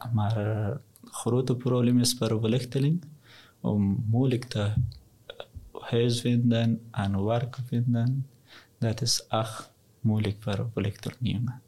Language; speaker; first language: Dutch; non-native, learner; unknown